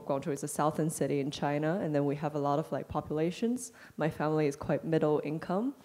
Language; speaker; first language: English; non-native, fluent; Chinese